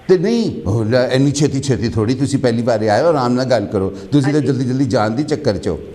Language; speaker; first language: Hindi; native; Hindi